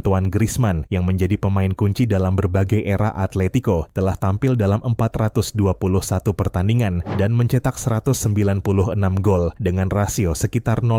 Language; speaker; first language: Indonesian; native; Indonesian